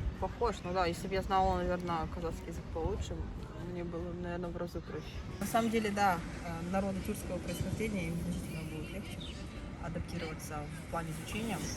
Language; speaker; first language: Russian; native; Russian